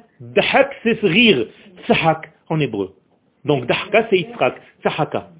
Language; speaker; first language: French; non-native, fluent; Hebrew